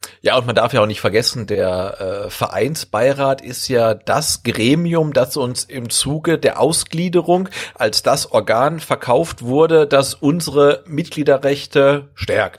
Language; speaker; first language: German; native; German